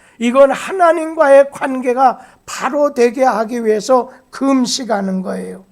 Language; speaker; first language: Korean; native; Korean